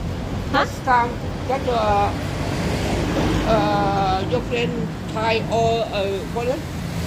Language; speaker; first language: English; non-native, learner; Thai